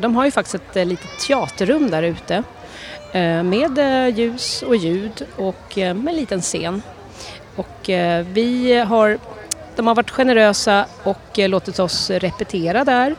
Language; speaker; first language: Swedish; native; Swedish